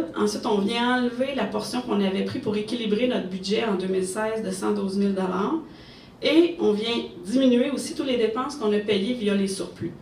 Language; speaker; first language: French; native; French